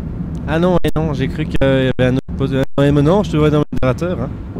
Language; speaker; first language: French; native; French